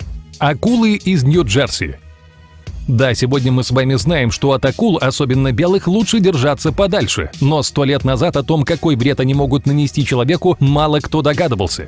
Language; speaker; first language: Russian; native; Russian